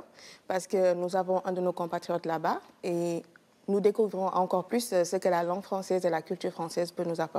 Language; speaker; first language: French; non-native, local second language; Wolof